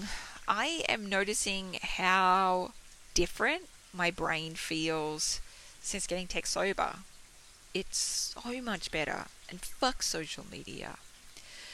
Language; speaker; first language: English; native; English